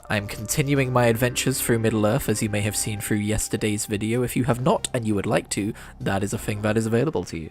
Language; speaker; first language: English; native; English